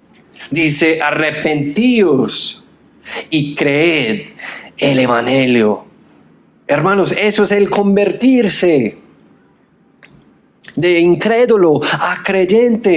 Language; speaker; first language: Spanish; non-native, fluent; English